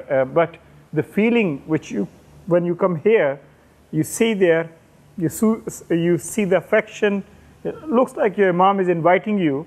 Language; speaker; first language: English; non-native, local second language; Urdu